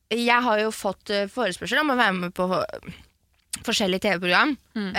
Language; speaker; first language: Norwegian; early bilingual, other home language; French